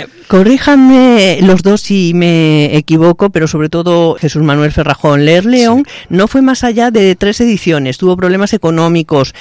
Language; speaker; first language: Spanish; native; Spanish